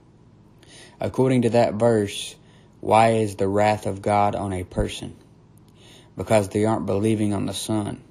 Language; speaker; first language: English; native; English